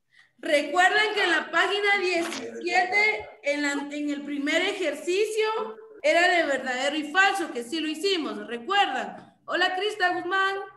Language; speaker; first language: Spanish; native; Spanish